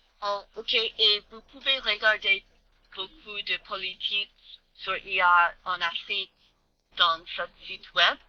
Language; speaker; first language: French; non-native, learner; English